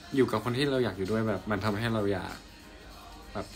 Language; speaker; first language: Thai; native; Thai